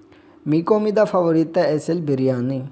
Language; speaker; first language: Spanish; non-native, learner; Urdu